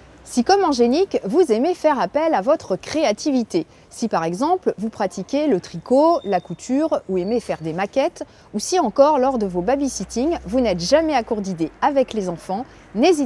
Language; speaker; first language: French; native; French